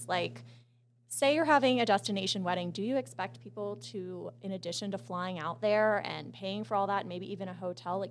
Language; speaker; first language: English; native; English